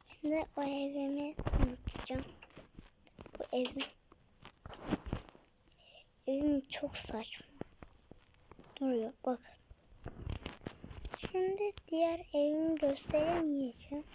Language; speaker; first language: Turkish; native; Turkish